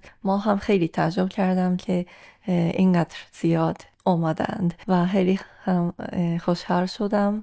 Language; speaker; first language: Persian; non-native, fluent; Japanese